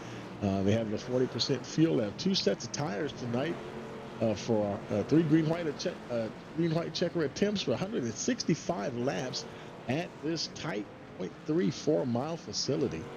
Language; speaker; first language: English; native; English